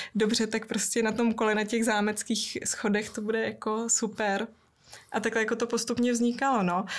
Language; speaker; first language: Czech; native; Czech